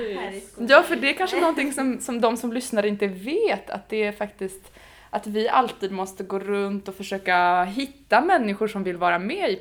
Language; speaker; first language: Swedish; native; Swedish